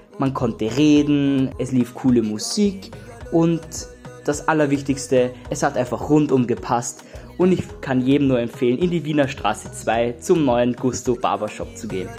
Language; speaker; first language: German; native; German